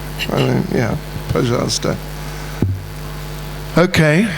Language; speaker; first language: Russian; non-native, learner; English